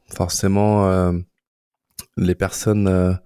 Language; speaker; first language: French; native; French